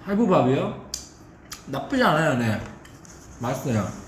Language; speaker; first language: Korean; non-native, fluent; Chinese